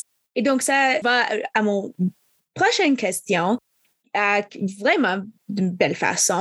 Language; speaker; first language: French; non-native, local second language; English